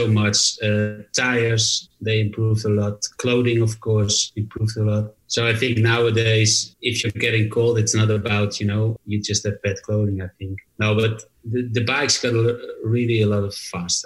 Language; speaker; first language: English; non-native, fluent; Dutch